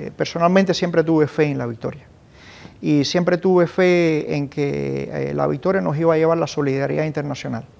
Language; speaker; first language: Spanish; native; Spanish